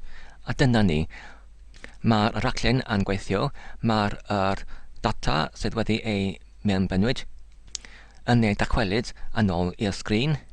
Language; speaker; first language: Welsh; non-native, learner; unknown